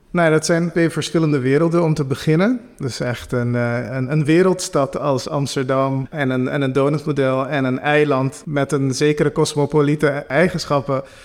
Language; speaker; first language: Dutch; non-native, local second language; Papiamento